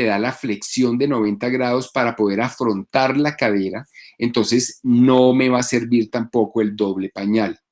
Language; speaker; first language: Spanish; native; Spanish